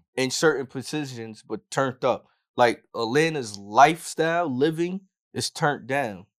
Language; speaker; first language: English; native; English